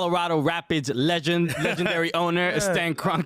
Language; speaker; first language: English; native; English